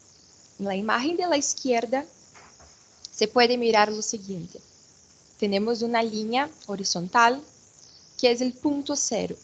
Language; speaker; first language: Spanish; non-native, fluent; Portuguese